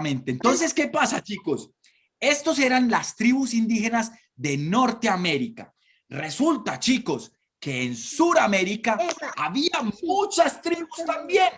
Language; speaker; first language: Spanish; native; Spanish